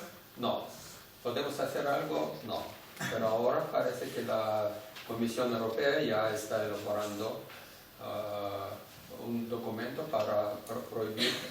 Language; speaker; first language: Spanish; non-native, fluent; Russian